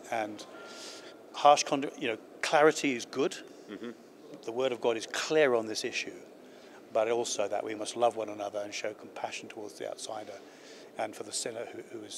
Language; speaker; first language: English; native; English